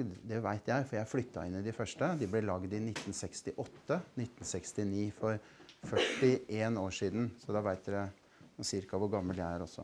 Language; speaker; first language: Norwegian; native; Norwegian